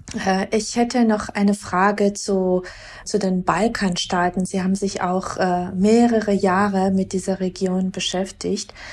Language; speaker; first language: German; non-native, fluent; Georgian